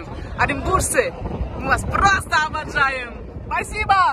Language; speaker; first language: Russian; non-native, local second language; Kyrgyz